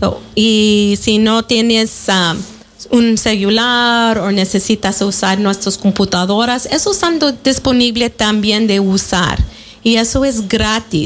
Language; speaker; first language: Spanish; early bilingual, heritage; Spanish